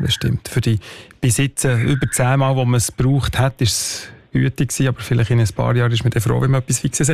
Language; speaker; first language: German; native; German